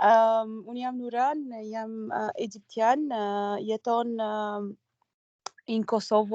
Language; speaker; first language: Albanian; non-native, learner; Arabic